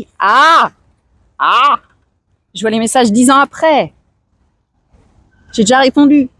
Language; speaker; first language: French; native; French